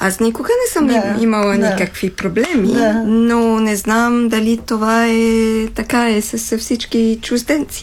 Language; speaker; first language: Bulgarian; non-native, fluent; French